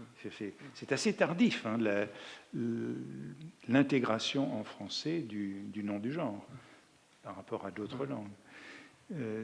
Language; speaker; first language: French; native; French